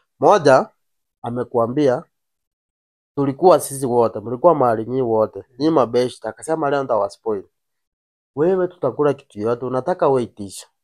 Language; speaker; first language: Swahili; native; Swahili